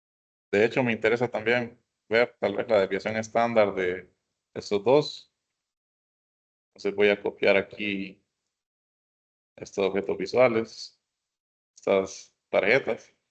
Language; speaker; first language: Spanish; native; Spanish